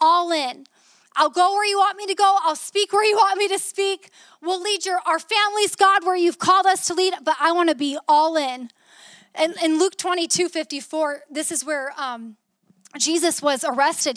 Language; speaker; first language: English; native; English